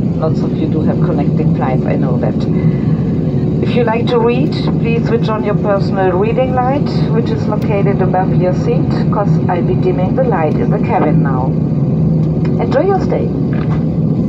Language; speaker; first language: English; non-native, fluent; German